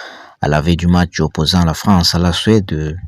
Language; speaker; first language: French; native; French